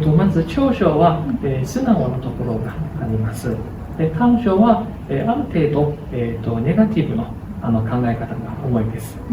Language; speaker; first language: Japanese; non-native, fluent; Chinese